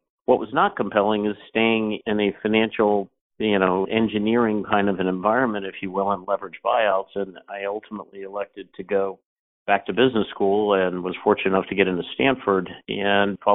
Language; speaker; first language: English; native; English